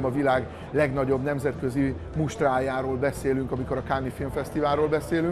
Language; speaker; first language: Hungarian; native; Hungarian